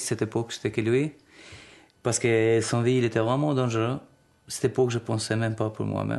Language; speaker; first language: French; non-native, learner; Albanian